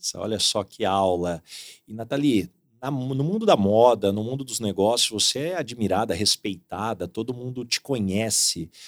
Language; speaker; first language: Portuguese; native; Portuguese